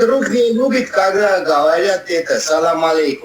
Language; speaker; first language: Russian; non-native, learner; Armenian